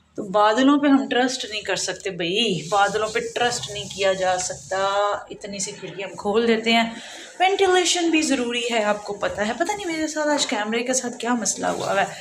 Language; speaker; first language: Urdu; native; Urdu